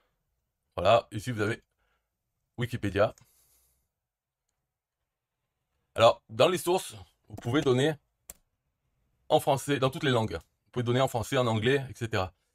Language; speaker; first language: French; native; French